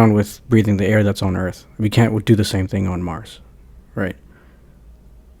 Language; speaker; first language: English; native; English